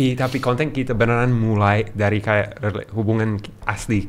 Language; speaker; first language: Indonesian; non-native, learner; English